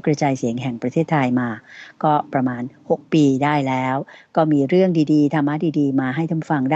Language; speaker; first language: Thai; native; Thai